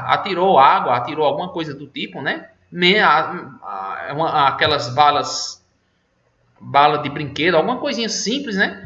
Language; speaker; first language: Portuguese; native; Portuguese